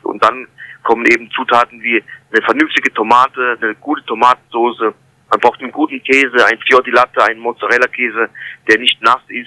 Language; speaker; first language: German; early bilingual, other home language; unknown